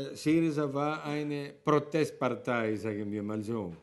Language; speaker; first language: German; non-native, fluent; Greek